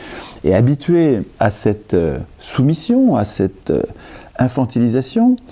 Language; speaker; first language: French; native; French